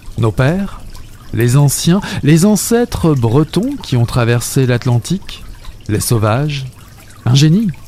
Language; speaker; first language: French; native; French